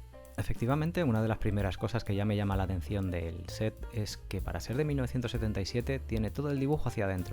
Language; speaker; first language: Spanish; native; Spanish